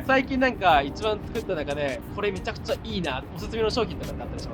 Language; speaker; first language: Japanese; native; Japanese